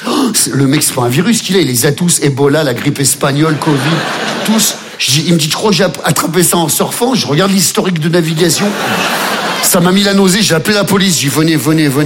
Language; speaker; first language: French; native; French